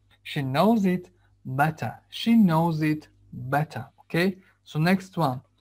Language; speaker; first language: English; non-native, fluent; Azerbaijani